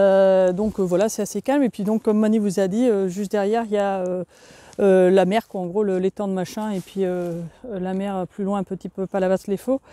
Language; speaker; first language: French; native; French